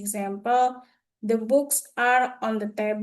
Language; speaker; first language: English; non-native, learner; Indonesian